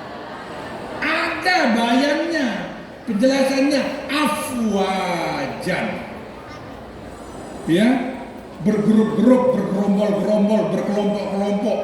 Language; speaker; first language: Indonesian; non-native, local second language; Sasak